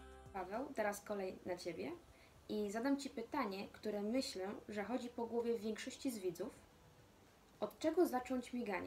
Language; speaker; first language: Polish; native; Polish